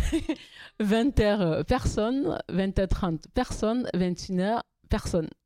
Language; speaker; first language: French; native; French